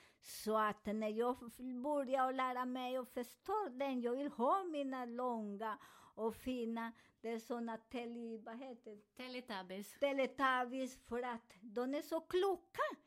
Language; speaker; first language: Swedish; non-native, fluent; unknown